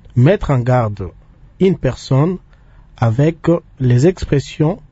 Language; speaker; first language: French; non-native, local second language; Lingala